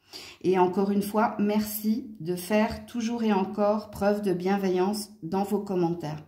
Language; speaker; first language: French; native; French